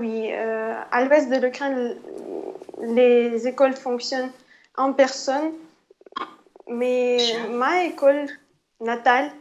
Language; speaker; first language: French; non-native, fluent; Ukrainian